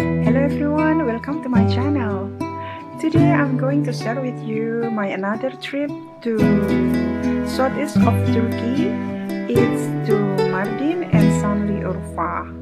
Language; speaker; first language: English; non-native, learner; Indonesian